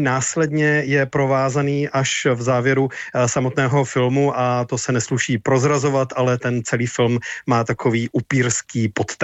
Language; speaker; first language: Czech; native; Czech